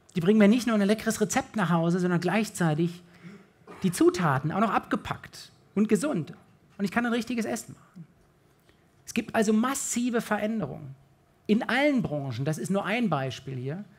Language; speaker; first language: German; native; German